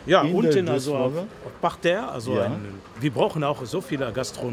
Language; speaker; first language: German; non-native, learner; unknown